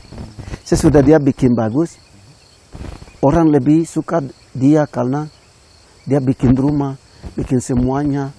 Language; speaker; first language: Indonesian; non-native, local second language; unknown